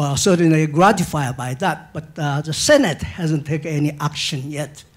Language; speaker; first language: English; non-native, fluent; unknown